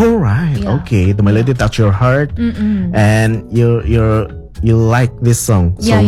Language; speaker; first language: English; non-native, learner; Indonesian